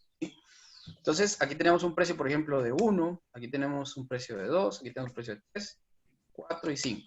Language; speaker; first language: Spanish; native; Spanish